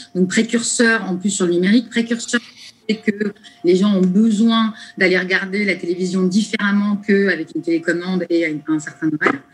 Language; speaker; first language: French; native; French